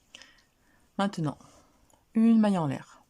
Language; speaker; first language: French; native; French